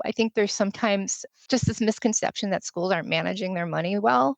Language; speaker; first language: English; native; English